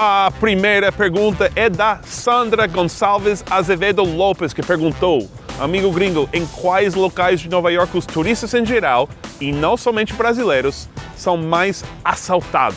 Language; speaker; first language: Portuguese; non-native, fluent; English